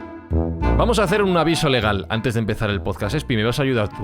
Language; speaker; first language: Spanish; native; Spanish